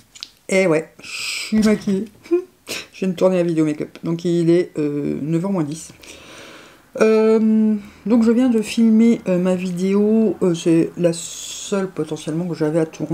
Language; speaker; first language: French; native; French